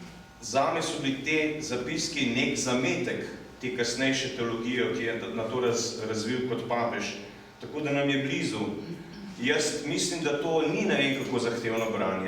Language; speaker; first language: Slovenian; native; Slovenian